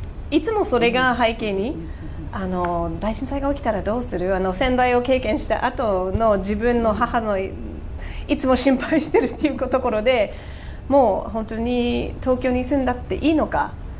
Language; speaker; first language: Japanese; non-native, fluent; English